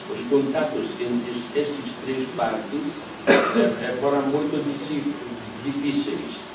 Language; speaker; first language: Portuguese; non-native, fluent; Polish